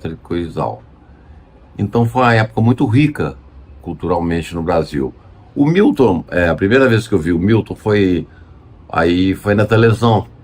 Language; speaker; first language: Portuguese; native; Portuguese